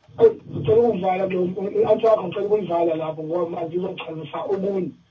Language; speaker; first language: Zulu; native; Zulu